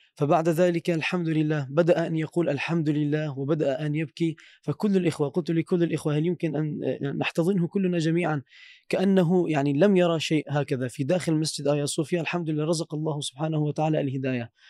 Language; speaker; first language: Arabic; non-native, fluent; Turkish